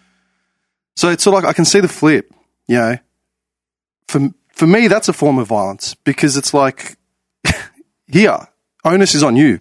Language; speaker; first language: English; native; English